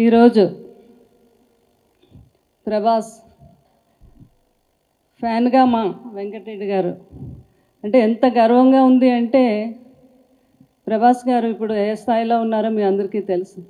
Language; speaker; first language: Telugu; native; Telugu